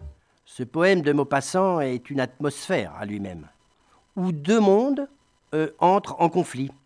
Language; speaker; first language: French; native; French